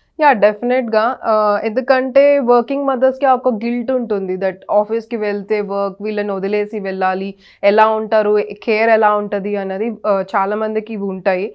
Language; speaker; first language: Telugu; native; Telugu